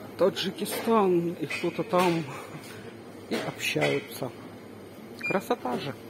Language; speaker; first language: Russian; non-native, local second language; Tajik